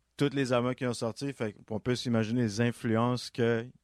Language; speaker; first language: French; native; French